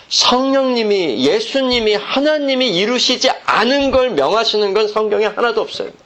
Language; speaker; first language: Korean; native; Korean